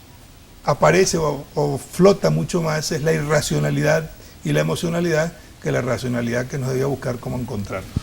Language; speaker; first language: Spanish; native; Spanish